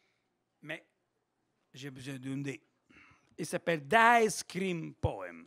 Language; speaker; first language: French; non-native, fluent; Italian